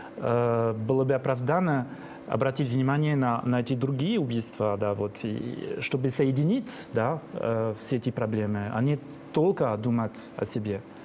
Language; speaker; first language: Russian; non-native, fluent; French